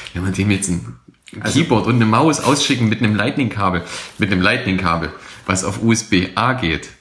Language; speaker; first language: German; native; German